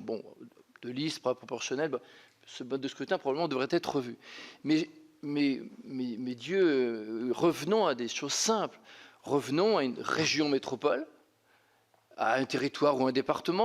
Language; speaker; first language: French; native; French